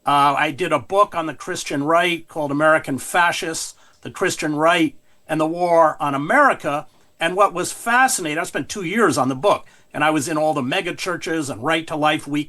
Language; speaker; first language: English; native; English